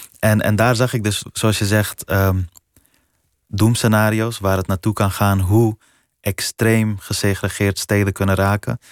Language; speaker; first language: Dutch; early bilingual, other home language; Persian